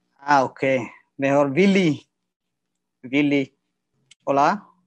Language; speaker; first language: Spanish; non-native, learner; Indonesian